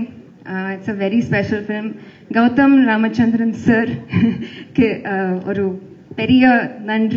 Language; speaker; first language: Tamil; non-native, learner; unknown